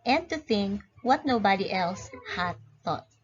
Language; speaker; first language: English; non-native, local second language; Filipino